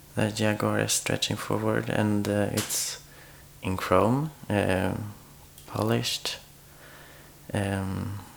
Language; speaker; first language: English; non-native, fluent; Swedish